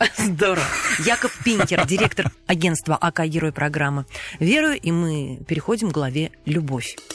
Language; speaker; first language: Russian; native; Russian